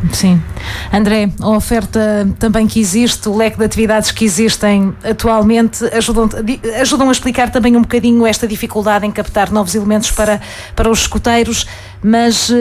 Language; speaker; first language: Portuguese; native; Portuguese